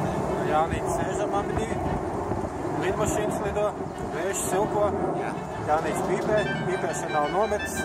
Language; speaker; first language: Latvian; native; Latvian